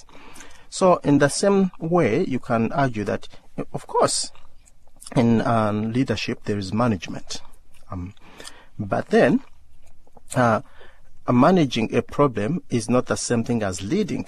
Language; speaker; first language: English; non-native, local second language; Ganda